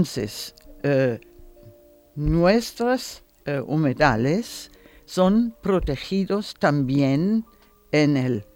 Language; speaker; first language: Spanish; non-native, learner; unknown